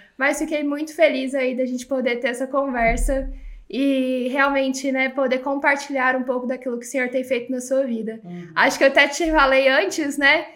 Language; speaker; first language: Portuguese; native; Portuguese